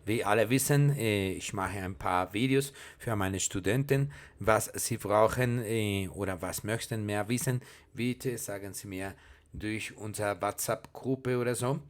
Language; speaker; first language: German; non-native, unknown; Spanish